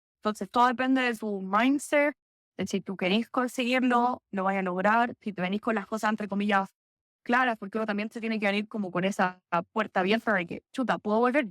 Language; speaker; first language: Spanish; native; Spanish